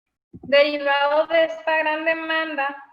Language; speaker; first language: Spanish; native; Spanish